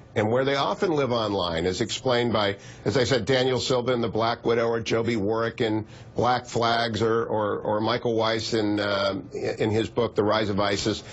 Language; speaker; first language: English; native; English